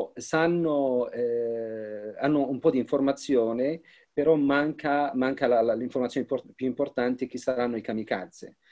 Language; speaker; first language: Italian; non-native, fluent; Arabic